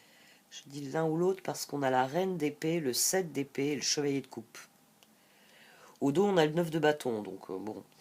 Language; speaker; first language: French; native; French